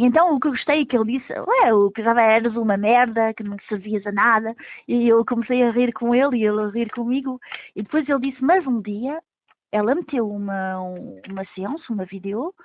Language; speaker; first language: Portuguese; early bilingual, heritage; Portuguese